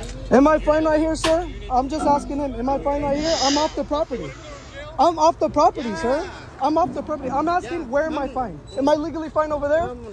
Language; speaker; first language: English; early bilingual, other home language; Spanish